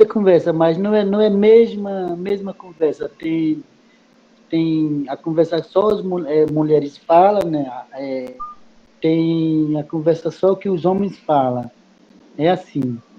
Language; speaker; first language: Portuguese; non-native, local second language; Kayapó